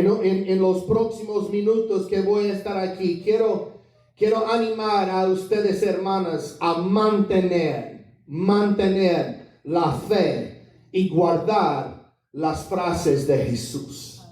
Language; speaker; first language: Spanish; non-native, fluent; English